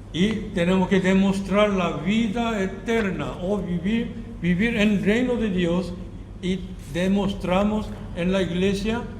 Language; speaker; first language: Spanish; non-native, learner; Korean